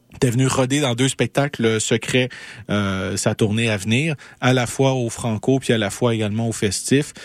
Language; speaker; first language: French; native; French